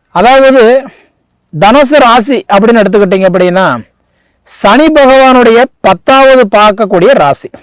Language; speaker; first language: Tamil; native; Tamil